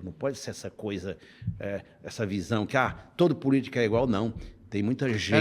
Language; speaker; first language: Portuguese; native; Portuguese